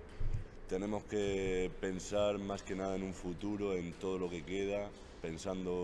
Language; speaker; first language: Spanish; native; Spanish